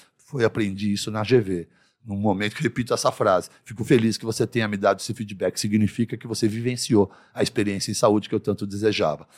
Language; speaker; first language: Portuguese; early bilingual, other home language; Arabic